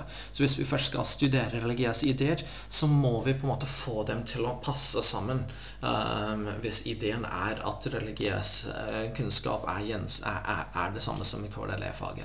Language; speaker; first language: Norwegian; non-native, fluent; English